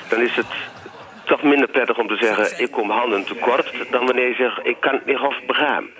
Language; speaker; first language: Dutch; native; Dutch